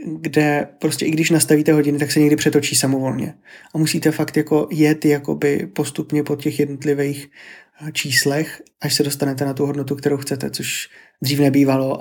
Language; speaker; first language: Czech; native; Czech